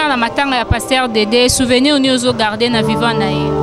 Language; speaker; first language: French; non-native, local second language; Lingala